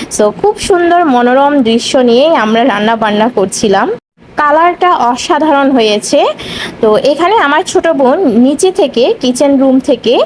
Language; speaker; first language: Bangla; non-native, local second language; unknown